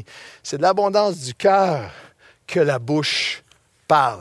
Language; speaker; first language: French; native; French